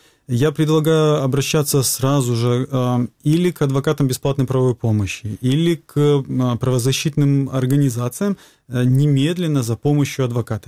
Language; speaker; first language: Russian; native; Russian